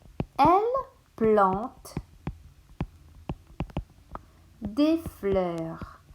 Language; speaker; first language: French; non-native, local second language; Morisyen